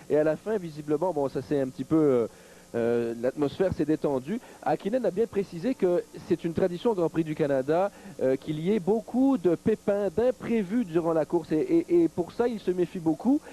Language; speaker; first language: French; native; French